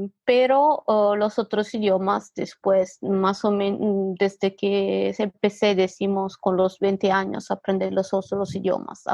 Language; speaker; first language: Spanish; non-native, fluent; Italian